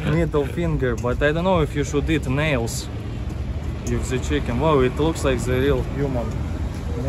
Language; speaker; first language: English; non-native, fluent; Russian